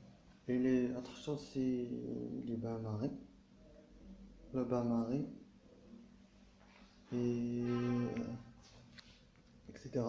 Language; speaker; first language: French; non-native, learner; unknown